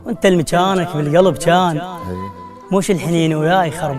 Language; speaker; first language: Arabic; native; Arabic